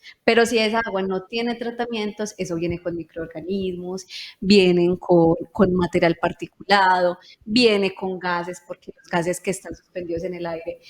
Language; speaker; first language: Spanish; native; Spanish